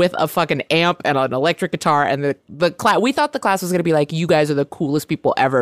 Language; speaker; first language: English; native; English